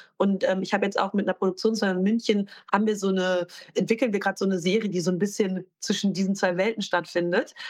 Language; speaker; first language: German; native; German